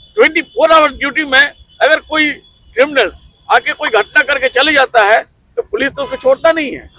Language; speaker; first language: Hindi; non-native, local second language; Bangla